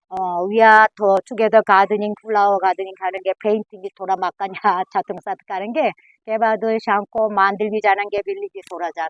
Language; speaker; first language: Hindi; non-native, learner; Korean